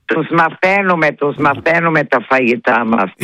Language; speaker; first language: Greek; early bilingual, heritage; Greek